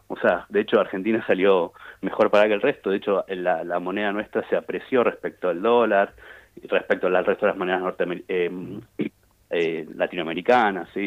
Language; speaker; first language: Spanish; native; Spanish